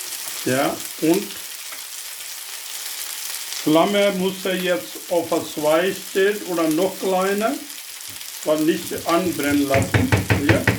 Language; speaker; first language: German; non-native, learner; Urdu